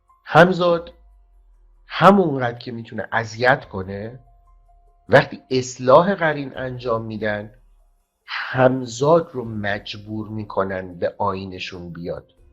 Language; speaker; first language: Persian; native; Persian